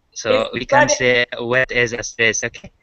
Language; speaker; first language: English; non-native, learner; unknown